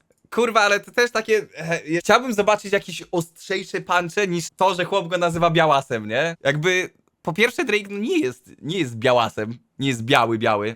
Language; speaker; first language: Polish; native; Polish